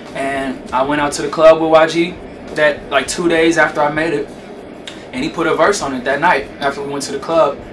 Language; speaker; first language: English; native; English